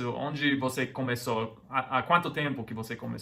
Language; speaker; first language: Portuguese; non-native, fluent; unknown